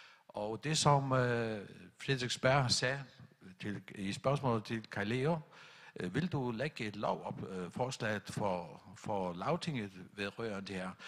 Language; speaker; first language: Danish; non-native, local second language; Faroese